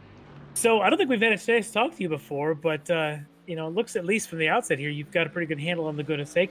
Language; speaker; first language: English; native; English